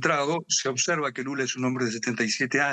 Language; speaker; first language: Spanish; native; Spanish